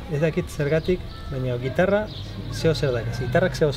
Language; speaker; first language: Basque; non-native, learner; Spanish